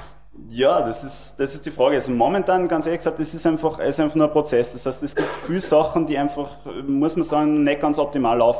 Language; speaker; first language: German; native; German